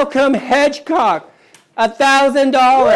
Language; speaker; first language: English; native; English